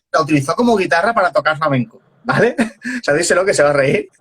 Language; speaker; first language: Spanish; native; Spanish